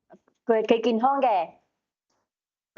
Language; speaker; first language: Cantonese; native; Cantonese